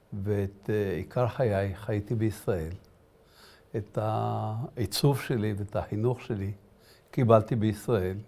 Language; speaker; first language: Hebrew; early bilingual, other home language; Arabic